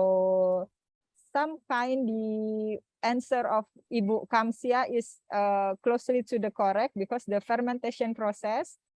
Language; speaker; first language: English; non-native, fluent; Indonesian